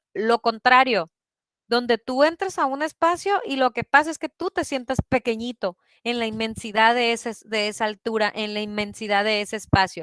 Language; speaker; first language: Spanish; native; Spanish